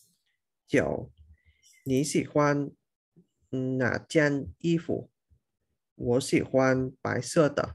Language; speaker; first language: Chinese; non-native, learner; Vietnamese